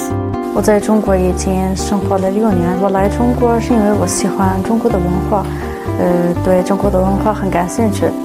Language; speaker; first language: Chinese; non-native, fluent; Arabic